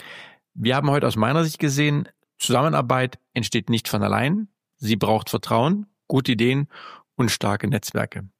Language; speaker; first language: German; native; German